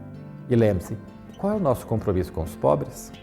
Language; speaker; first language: Portuguese; native; Portuguese